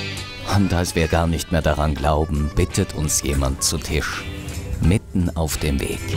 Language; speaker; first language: German; native; German